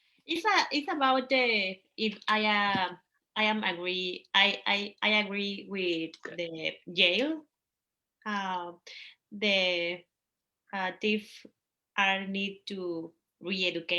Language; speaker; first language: English; non-native, learner; Spanish